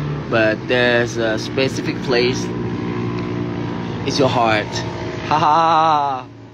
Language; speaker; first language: English; non-native, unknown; Thai